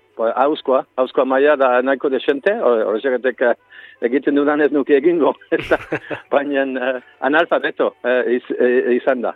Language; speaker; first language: Basque; non-native, fluent; English